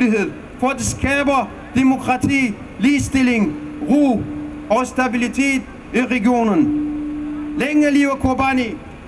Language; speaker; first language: Danish; non-native, fluent; Kurdish